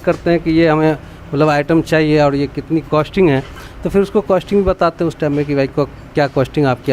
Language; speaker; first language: Hindi; native; Hindi